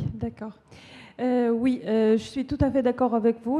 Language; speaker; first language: French; non-native, fluent; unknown